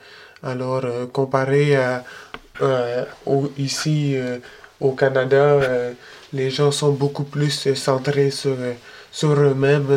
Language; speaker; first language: French; early bilingual, other home language; Spanish